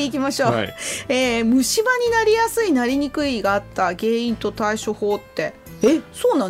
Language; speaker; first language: Japanese; native; Japanese